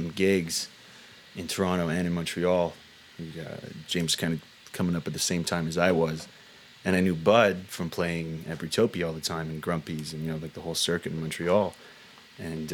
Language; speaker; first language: English; native; English